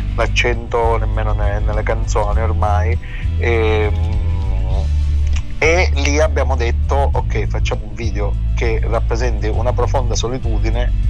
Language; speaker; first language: Italian; native; Italian